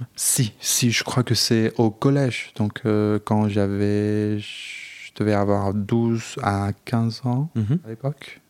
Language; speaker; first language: French; non-native, fluent; Chinese